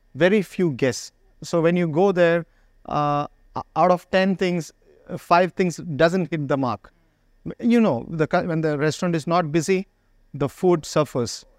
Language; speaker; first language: English; non-native, local second language; Malayalam